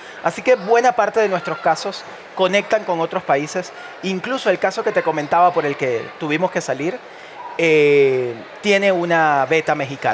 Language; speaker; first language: Spanish; native; Spanish